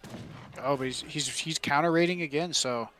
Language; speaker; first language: English; native; English